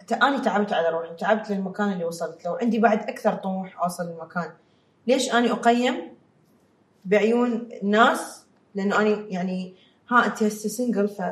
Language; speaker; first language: Arabic; native; Arabic